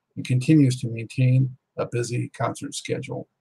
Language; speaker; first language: English; native; English